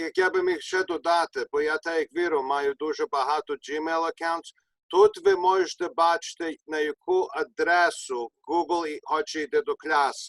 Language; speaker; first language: Ukrainian; early bilingual, heritage; Ukrainian